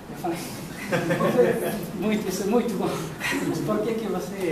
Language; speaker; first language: Portuguese; non-native, fluent; Hungarian